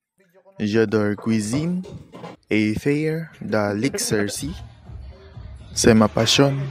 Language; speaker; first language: French; non-native, learner; Filipino